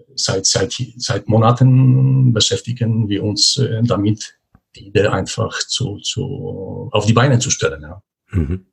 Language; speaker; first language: German; non-native, learner; Polish